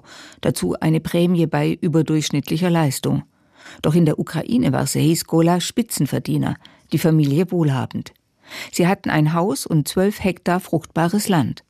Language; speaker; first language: German; native; German